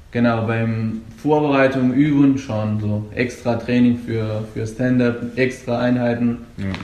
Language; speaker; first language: German; non-native, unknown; Persian